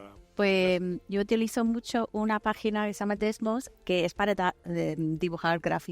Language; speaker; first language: Spanish; non-native, fluent; English